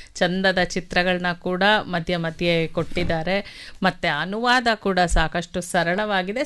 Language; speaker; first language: Kannada; native; Kannada